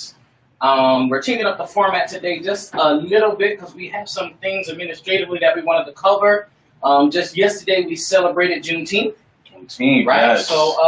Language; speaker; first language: English; native; English